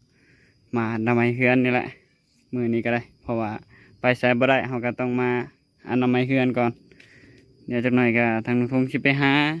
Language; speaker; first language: Thai; non-native, local second language; Lao